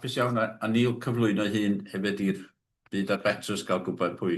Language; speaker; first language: Welsh; native; Welsh